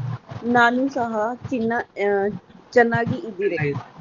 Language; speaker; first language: Kannada; non-native, learner; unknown